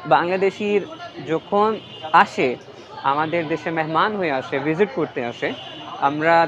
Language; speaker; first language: Bangla; non-native, fluent; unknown